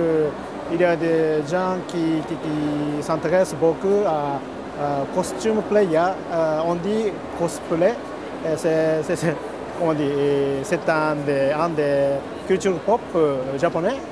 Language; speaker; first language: French; non-native, learner; Japanese